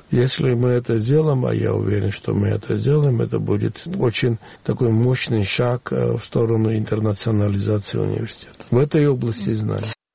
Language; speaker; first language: Russian; non-native, local second language; Georgian